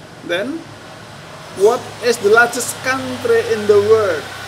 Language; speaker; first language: English; non-native, fluent; Indonesian